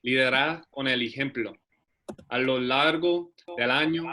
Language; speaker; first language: Spanish; non-native, learner; English